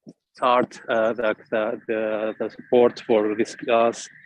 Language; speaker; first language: English; non-native, fluent; Arabic